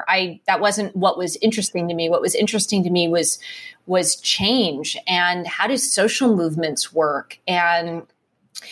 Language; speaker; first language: English; native; English